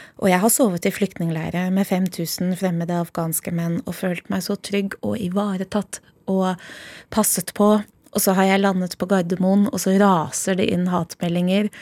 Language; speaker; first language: Norwegian; native; Norwegian